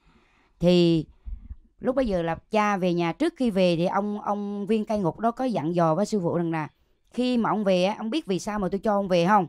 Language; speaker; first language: Vietnamese; native; Vietnamese